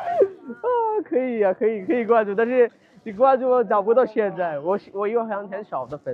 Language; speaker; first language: Chinese; non-native, learner; Bangla